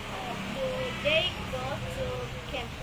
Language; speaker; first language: English; non-native, learner; Indonesian